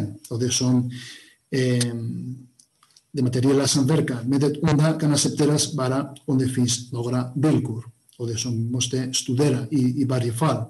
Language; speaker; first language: Swedish; non-native, fluent; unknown